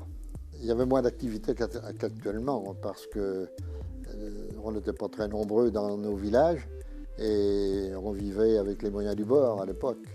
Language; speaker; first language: French; native; French